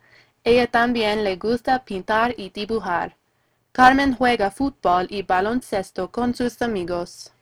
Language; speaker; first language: Spanish; non-native, learner; English